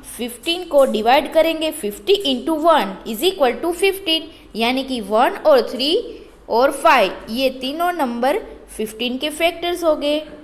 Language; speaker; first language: Hindi; non-native, local second language; Gujarati